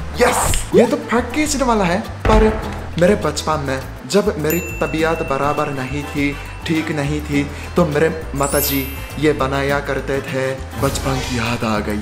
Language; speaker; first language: Hindi; non-native, fluent; Japanese